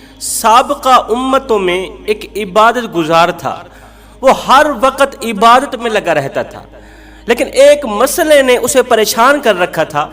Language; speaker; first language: Urdu; native; Urdu